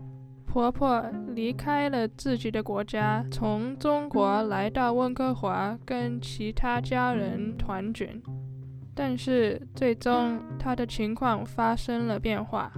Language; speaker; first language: Chinese; early bilingual, heritage; Chinese